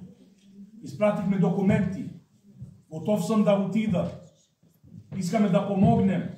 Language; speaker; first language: Bulgarian; non-native, fluent; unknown